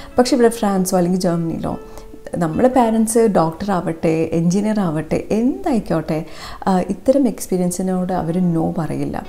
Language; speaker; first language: Malayalam; early bilingual, heritage; Malayalam